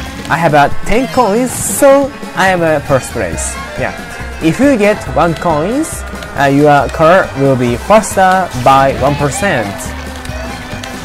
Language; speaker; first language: English; non-native, learner; Japanese